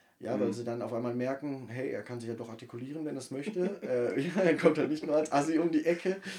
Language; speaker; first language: German; native; German